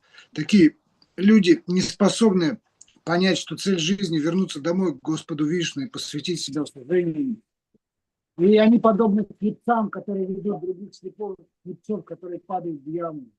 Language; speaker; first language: Russian; native; Russian